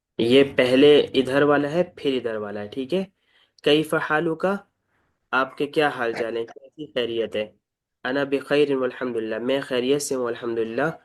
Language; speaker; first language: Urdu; native; Urdu